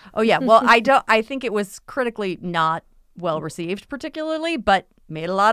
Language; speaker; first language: English; native; English